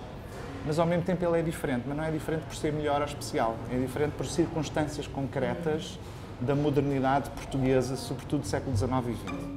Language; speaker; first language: Portuguese; native; Portuguese